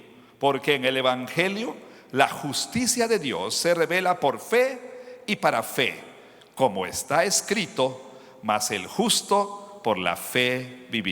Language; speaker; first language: Spanish; non-native, fluent; English